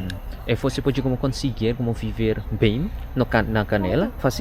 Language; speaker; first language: Portuguese; non-native, learner; Indonesian